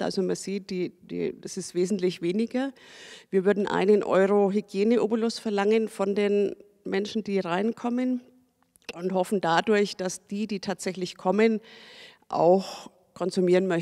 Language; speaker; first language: German; native; German